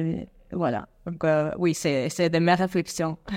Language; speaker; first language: French; non-native, fluent; Spanish